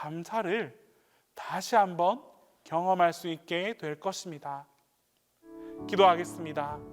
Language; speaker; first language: Korean; native; Korean